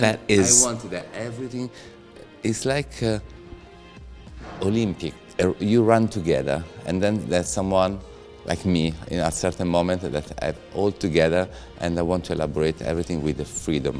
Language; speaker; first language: English; non-native, fluent; Italian